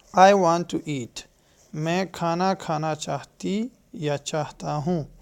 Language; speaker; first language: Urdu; non-native, local second language; Pashto